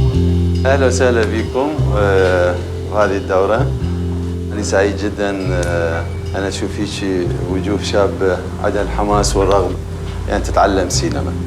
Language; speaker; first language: Arabic; native; Arabic